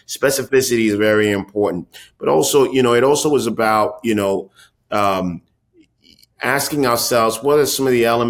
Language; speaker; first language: English; non-native, local second language; Akan